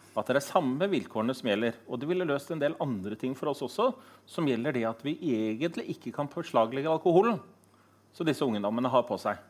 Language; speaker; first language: Norwegian; native; Norwegian